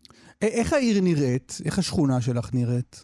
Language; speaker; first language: Hebrew; native; Hebrew